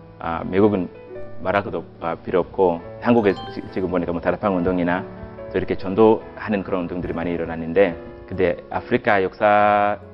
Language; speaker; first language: Korean; non-native, fluent; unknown